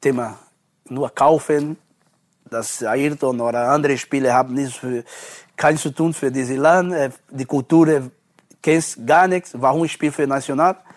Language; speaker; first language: German; non-native, learner; Portuguese